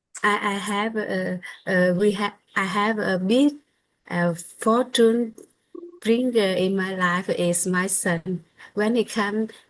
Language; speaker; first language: English; non-native, learner; Vietnamese